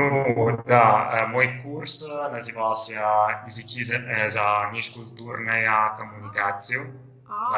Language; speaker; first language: Russian; non-native, fluent; Italian